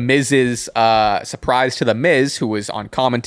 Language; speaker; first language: English; native; English